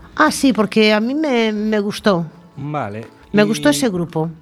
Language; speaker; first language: Spanish; native; Spanish